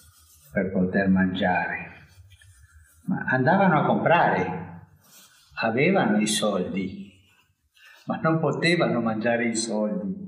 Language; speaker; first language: Italian; early bilingual, heritage; Spanish